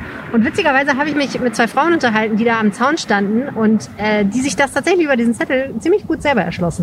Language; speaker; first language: German; native; German